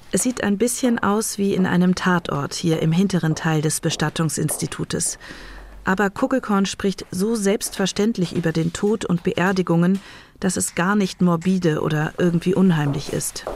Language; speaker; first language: German; native; German